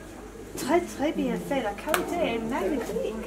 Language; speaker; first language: French; non-native, fluent; English